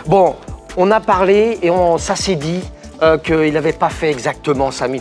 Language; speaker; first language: French; native; French